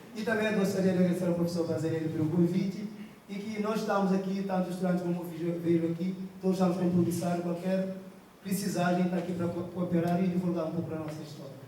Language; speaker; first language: Portuguese; non-native, local second language; Kabuverdianu